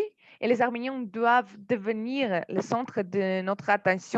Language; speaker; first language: French; non-native, fluent; Armenian